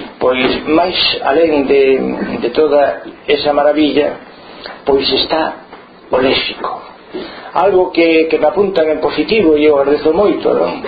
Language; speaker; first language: Galician; non-native, local second language; Spanish